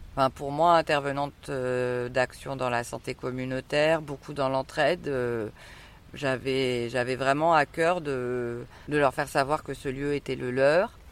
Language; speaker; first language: French; native; French